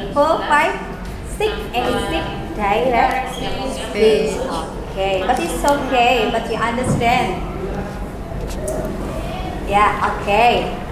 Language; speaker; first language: English; non-native, learner; Indonesian